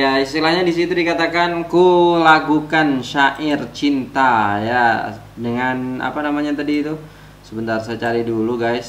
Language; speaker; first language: Indonesian; native; Indonesian